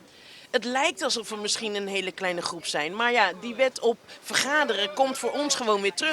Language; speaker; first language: Dutch; native; Dutch